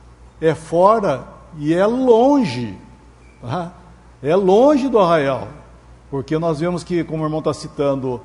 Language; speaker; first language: Portuguese; native; Portuguese